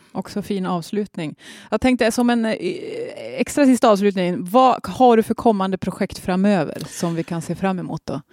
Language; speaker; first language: Swedish; native; Swedish